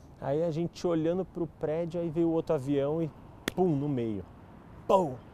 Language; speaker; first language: Portuguese; native; Portuguese